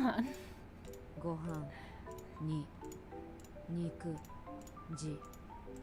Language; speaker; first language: Japanese; non-native, learner; English